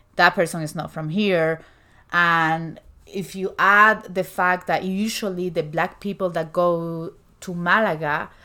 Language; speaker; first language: English; non-native, fluent; Spanish